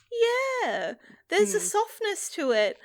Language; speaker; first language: English; native; English